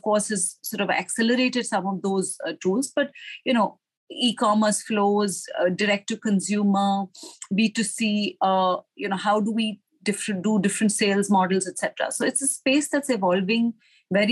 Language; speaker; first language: English; non-native, local second language; Hindi